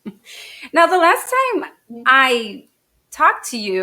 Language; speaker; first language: English; native; English